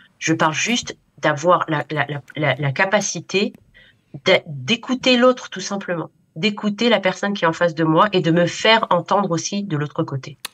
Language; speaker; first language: French; native; French